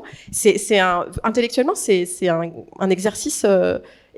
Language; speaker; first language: French; native; French